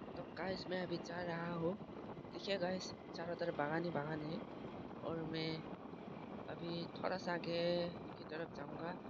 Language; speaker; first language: Hindi; non-native, local second language; Bodo